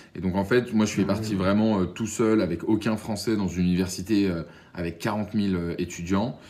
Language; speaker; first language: French; native; French